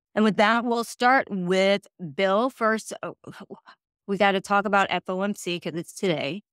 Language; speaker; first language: English; native; English